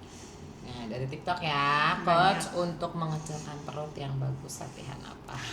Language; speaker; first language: Indonesian; native; Indonesian